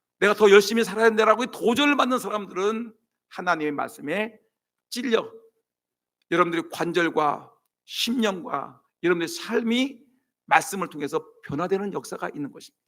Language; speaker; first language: Korean; native; Korean